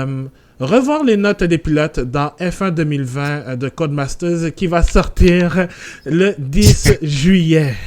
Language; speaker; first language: French; native; French